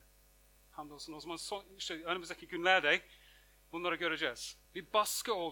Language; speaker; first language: Turkish; non-native, fluent; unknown